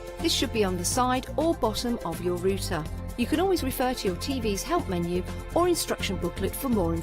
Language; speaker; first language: English; native; English